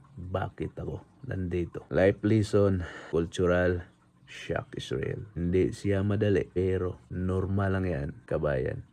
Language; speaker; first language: Filipino; non-native, local second language; Cebuano